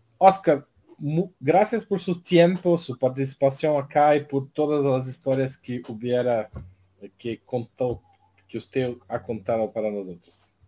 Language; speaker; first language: Spanish; non-native, learner; Portuguese